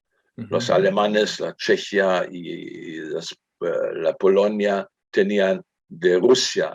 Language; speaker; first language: Spanish; non-native, fluent; German